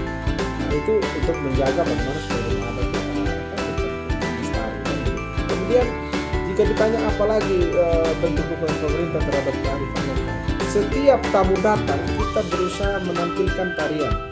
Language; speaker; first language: Indonesian; non-native, local second language; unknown